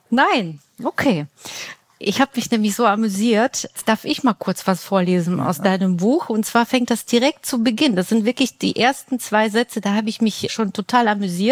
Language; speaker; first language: German; native; German